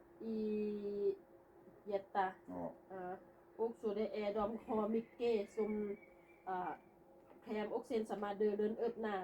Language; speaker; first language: Swedish; non-native, learner; Thai